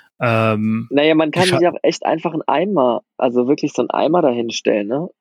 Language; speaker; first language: German; native; German